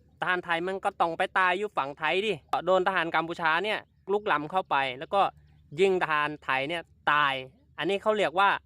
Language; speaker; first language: Thai; non-native, fluent; Khmer